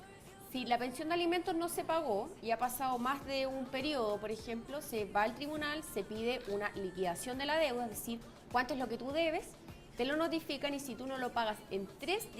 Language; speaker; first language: Spanish; native; Spanish